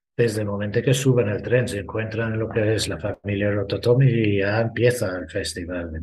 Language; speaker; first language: Spanish; non-native, fluent; English